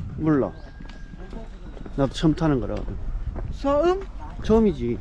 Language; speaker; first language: Korean; native; Korean